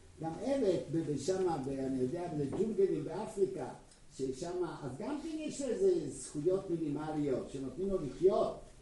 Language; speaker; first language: Hebrew; non-native, fluent; Czech